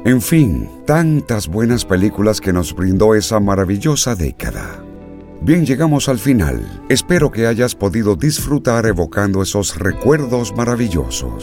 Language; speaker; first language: Spanish; native; Spanish